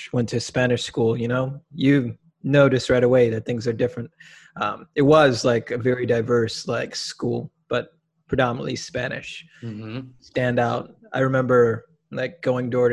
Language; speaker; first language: English; native; English